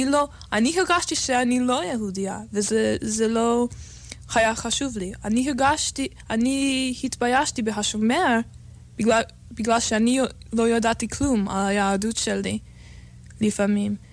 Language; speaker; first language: Hebrew; non-native, learner; English